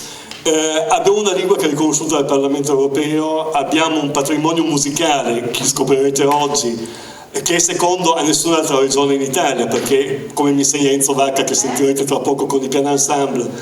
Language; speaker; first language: Italian; native; Italian